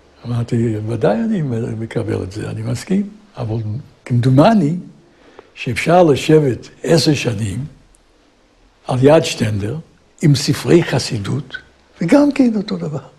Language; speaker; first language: Hebrew; non-native, fluent; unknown